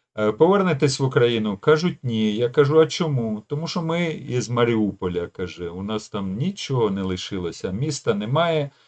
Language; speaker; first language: Ukrainian; native; Ukrainian